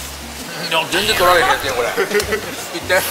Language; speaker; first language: Japanese; native; Japanese